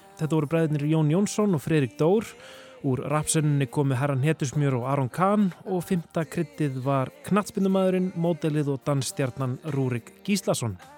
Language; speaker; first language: Icelandic; native; Icelandic